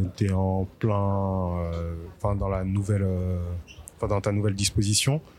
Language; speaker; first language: French; native; French